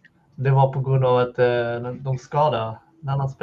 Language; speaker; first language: Swedish; early bilingual, heritage; Swedish